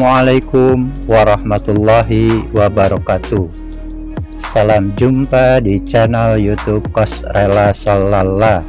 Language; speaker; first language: Indonesian; native; Indonesian